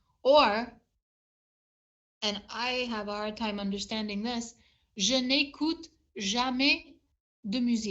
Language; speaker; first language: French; non-native, fluent; English